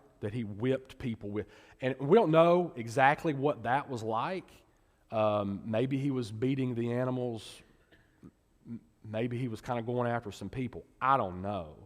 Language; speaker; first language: English; native; English